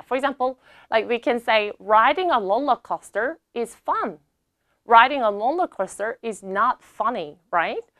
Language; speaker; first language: English; non-native, fluent; Korean